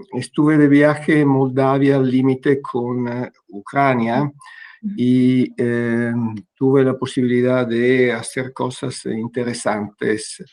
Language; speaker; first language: Spanish; non-native, fluent; Italian